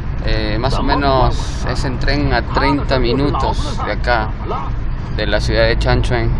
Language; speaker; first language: Spanish; native; Spanish